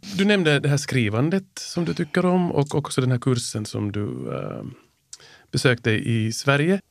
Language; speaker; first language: Swedish; native; Swedish